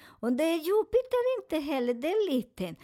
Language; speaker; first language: Swedish; non-native, learner; Spanish